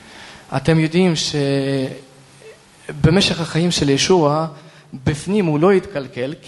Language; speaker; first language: Hebrew; non-native, fluent; Russian